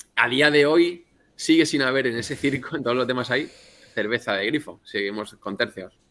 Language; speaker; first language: Spanish; native; Spanish